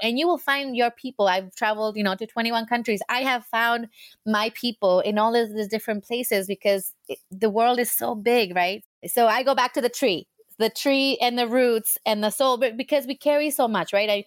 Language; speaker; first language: English; early bilingual, heritage; English